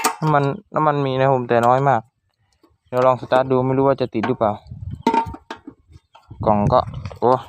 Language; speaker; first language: Thai; native; Thai